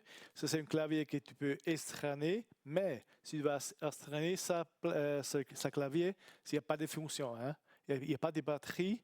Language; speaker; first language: French; non-native, learner; Italian